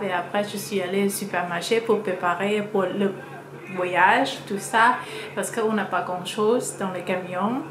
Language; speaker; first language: French; non-native, learner; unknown